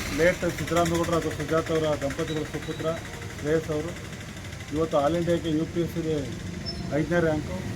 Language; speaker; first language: Kannada; native; Kannada